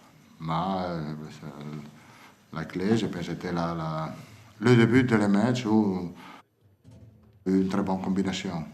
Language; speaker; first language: French; non-native, fluent; Italian